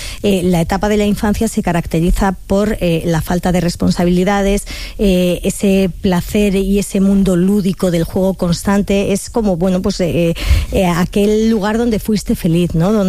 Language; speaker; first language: Spanish; native; Spanish